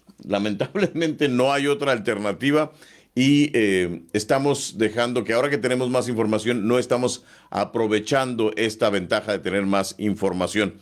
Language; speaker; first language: Spanish; native; Spanish